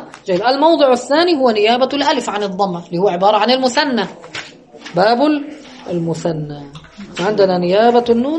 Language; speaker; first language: Arabic; native; Arabic